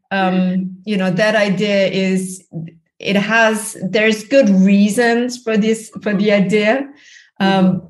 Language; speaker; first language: English; non-native, fluent; German